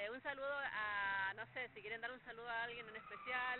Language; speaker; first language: Spanish; native; Spanish